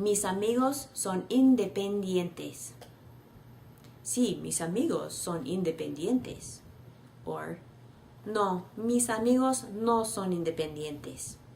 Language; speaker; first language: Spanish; non-native, fluent; English